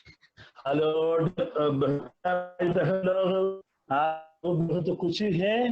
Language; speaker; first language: Hindi; non-native, local second language; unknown